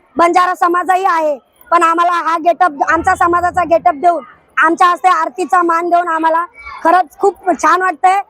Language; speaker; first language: Marathi; non-native, local second language; Lambadi